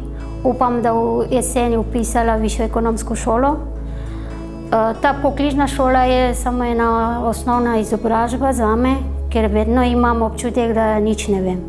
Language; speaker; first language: Slovenian; non-native, learner; Nepali